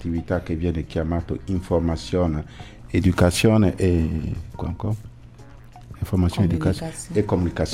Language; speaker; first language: Italian; non-native, fluent; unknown